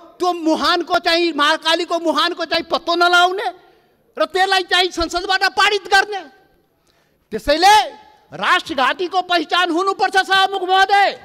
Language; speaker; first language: Nepali; non-native, local second language; Maithili